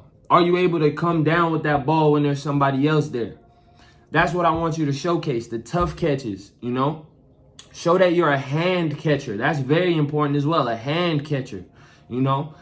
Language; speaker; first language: English; native; English